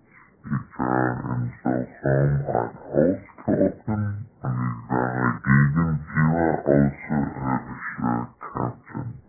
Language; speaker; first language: German; non-native, learner; English